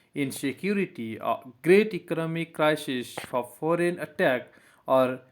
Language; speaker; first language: English; non-native, local second language; Nepali